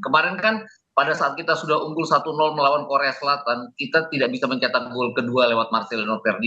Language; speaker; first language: Indonesian; native; Indonesian